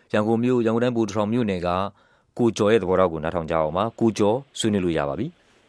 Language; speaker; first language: Burmese; native; Burmese